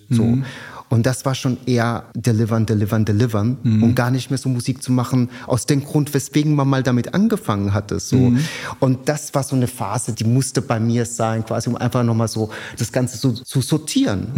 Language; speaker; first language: German; native; German